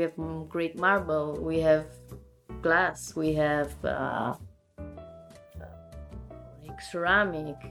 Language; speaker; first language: English; non-native, fluent; Italian